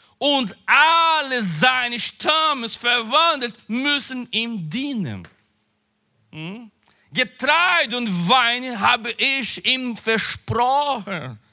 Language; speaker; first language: German; non-native, learner; Portuguese